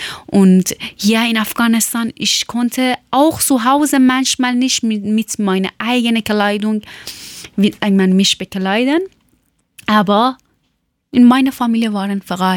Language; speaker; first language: German; non-native, learner; Persian